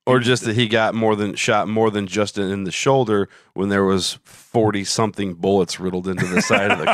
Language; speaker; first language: English; native; English